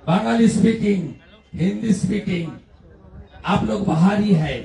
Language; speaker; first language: Hindi; non-native, local second language; Bangla